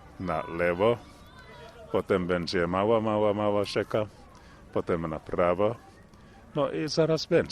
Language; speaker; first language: Polish; non-native, learner; Finnish